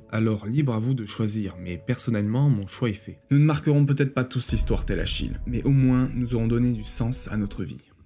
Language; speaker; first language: French; native; French